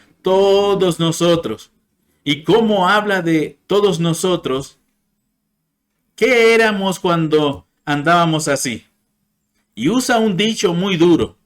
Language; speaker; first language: Spanish; non-native, fluent; English